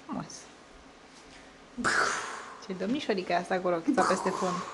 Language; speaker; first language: Romanian; native; Romanian